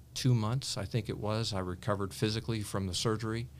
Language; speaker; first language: English; native; English